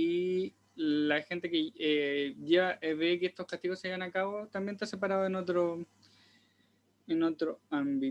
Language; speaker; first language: Spanish; native; Spanish